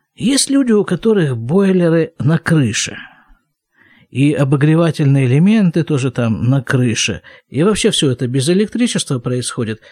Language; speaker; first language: Russian; native; Russian